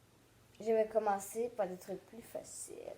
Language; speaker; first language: French; native; French